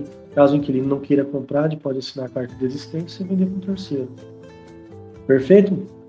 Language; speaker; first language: Portuguese; native; Portuguese